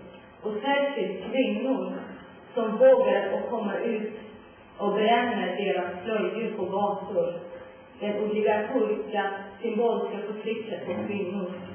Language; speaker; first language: Swedish; non-native, learner; Persian